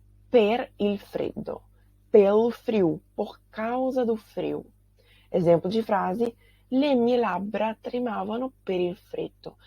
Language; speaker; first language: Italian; non-native, fluent; Portuguese